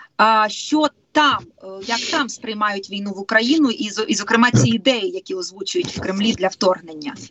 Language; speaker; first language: Ukrainian; native; Ukrainian